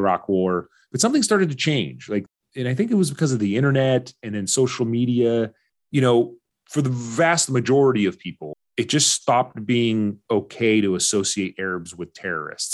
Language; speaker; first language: English; early bilingual, other home language; Arabic